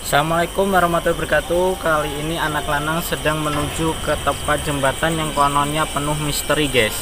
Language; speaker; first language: Indonesian; native; Indonesian